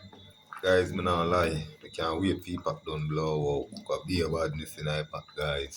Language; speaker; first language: English; non-native, local second language; Jamaican Creole English